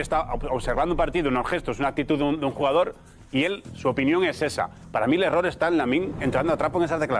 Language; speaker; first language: Spanish; native; Spanish